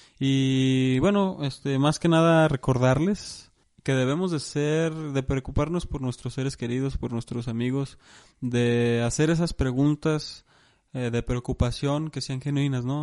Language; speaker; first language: Spanish; native; Spanish